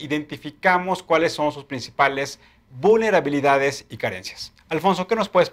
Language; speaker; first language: Spanish; native; Spanish